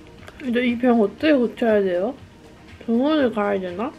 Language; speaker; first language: Korean; native; Korean